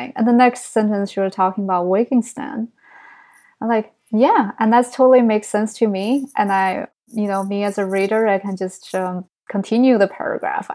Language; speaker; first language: English; non-native, fluent; Chinese